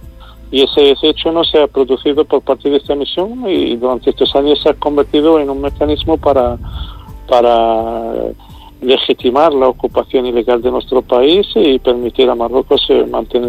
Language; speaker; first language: Spanish; non-native, local second language; Arabic